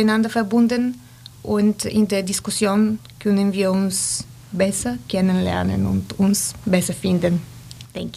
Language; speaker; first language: German; non-native, fluent; Bulgarian